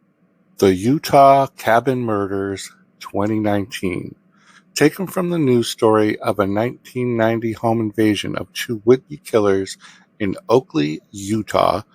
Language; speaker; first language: English; native; English